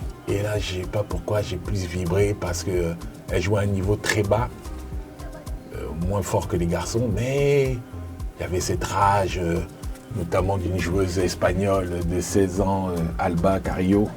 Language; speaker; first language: French; native; French